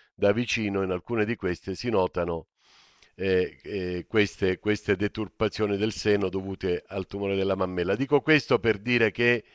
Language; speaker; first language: Italian; native; Italian